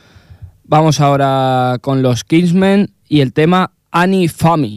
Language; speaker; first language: Spanish; native; Spanish